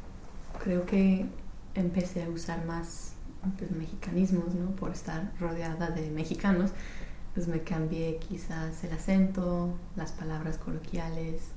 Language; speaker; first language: Spanish; non-native, fluent; English